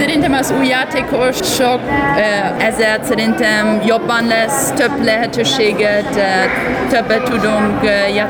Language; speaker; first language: Hungarian; non-native, learner; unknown